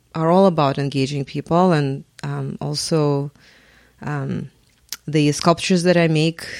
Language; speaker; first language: English; non-native, fluent; Russian